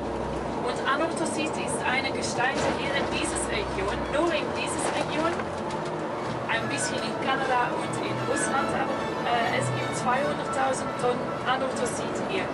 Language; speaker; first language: German; non-native, fluent; Norwegian